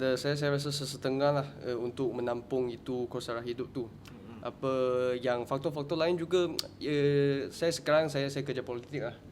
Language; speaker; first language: Malay; non-native, local second language; Chinese